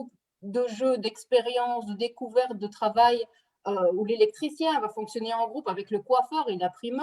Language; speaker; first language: French; native; French